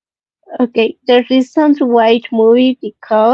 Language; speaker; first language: English; non-native, learner; Spanish